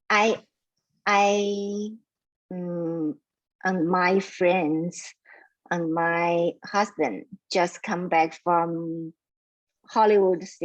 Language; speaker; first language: English; non-native, learner; Chinese